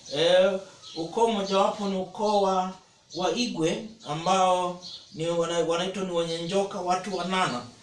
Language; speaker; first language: Swahili; non-native, local second language; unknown